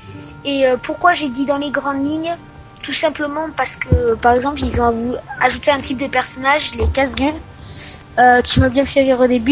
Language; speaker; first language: French; native; French